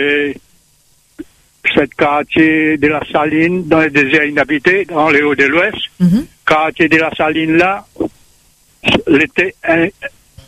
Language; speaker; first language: French; non-native, local second language; Réunion Creole French